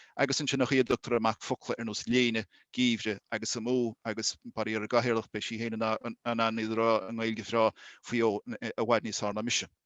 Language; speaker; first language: Irish; native; Irish